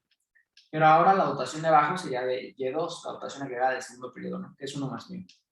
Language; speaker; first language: Spanish; native; Spanish